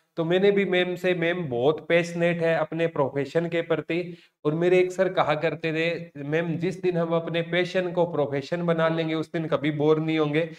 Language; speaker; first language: Hindi; native; Hindi